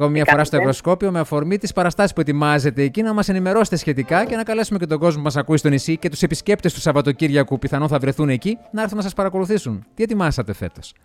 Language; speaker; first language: Greek; native; Greek